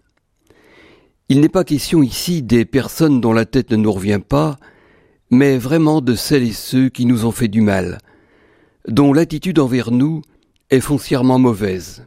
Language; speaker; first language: French; native; French